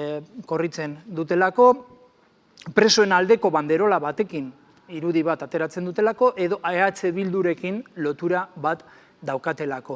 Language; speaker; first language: Basque; native; Basque